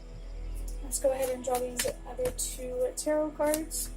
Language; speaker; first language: English; native; English